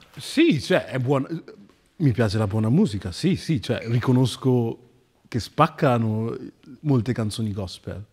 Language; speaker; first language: Italian; early bilingual, other home language; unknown